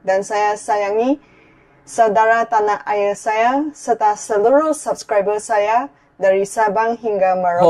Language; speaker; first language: Indonesian; non-native, fluent; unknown